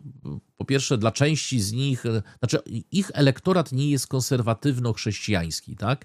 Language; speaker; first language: Polish; native; Polish